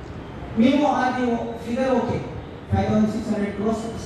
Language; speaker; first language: Telugu; non-native, local second language; Urdu